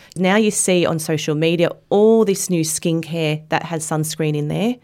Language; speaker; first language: English; native; English